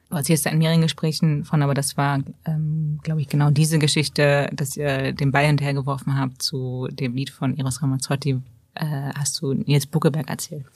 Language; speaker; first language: German; native; German